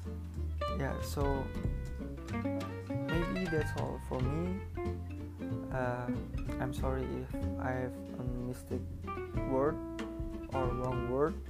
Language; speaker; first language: English; non-native, learner; Indonesian